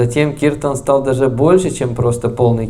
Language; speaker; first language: Russian; native; Russian